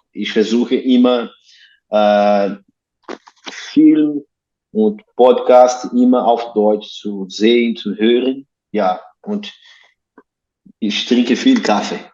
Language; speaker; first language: German; non-native, learner; Portuguese